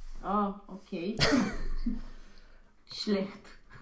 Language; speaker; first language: German; non-native, learner; Romanian